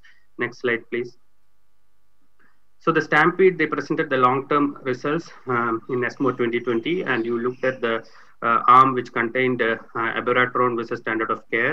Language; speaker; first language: English; non-native, local second language; Tamil